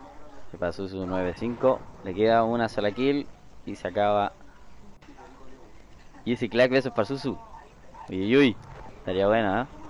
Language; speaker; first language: Spanish; native; Spanish